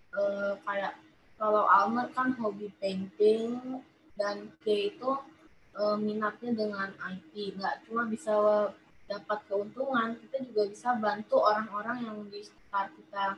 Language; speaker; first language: Indonesian; native; Indonesian